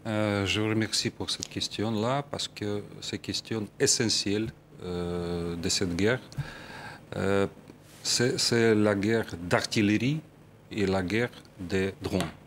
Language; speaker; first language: French; non-native, fluent; Ukrainian